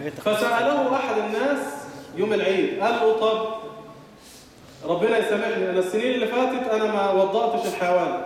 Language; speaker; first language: Arabic; native; Arabic